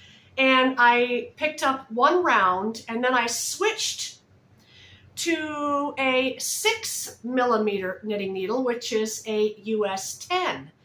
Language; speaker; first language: English; native; English